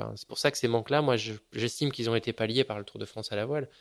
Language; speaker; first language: French; native; French